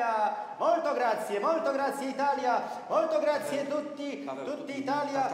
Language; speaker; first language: Italian; non-native, learner; Polish